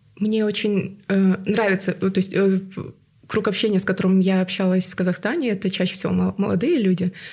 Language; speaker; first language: Russian; non-native, local second language; Tuvinian